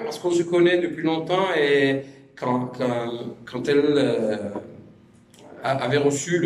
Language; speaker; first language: French; non-native, fluent; Spanish